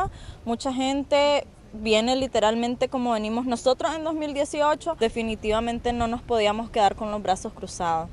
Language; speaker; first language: Spanish; native; Spanish